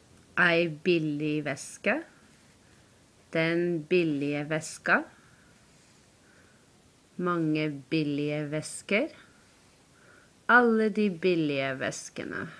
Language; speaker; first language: Norwegian; non-native, learner; English